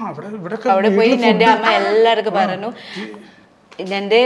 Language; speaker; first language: Malayalam; non-native, learner; Nepali